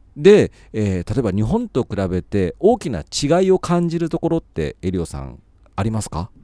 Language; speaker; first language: Japanese; native; Japanese